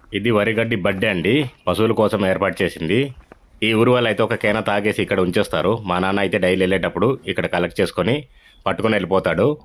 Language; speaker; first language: Telugu; non-native, local second language; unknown